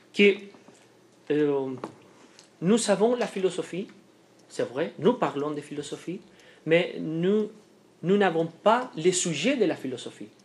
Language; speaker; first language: French; non-native, fluent; Spanish